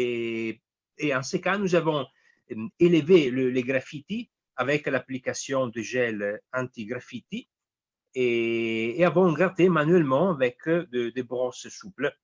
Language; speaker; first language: French; non-native, fluent; Italian